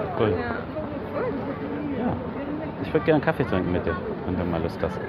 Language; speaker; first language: German; native; German